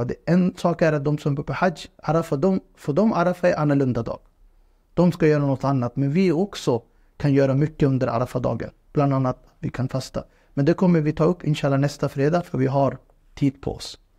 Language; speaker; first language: Swedish; non-native, fluent; Urdu